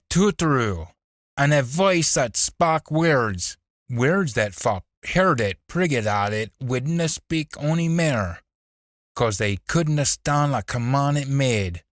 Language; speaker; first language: English; native; English